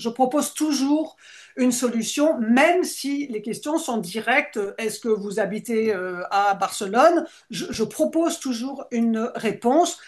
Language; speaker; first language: French; native; French